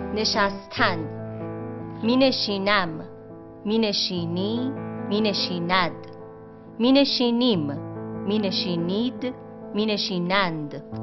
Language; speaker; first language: Persian; non-native, fluent; Urdu